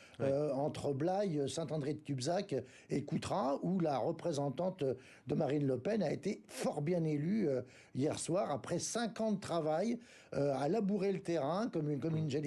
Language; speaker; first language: French; native; French